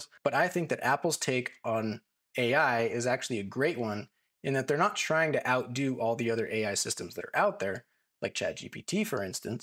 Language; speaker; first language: English; native; English